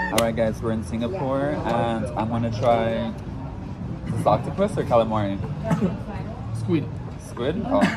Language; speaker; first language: English; native; English